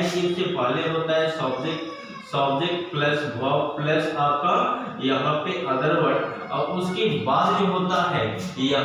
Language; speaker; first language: Hindi; native; Hindi